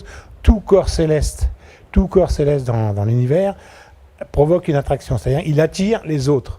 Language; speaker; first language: French; native; French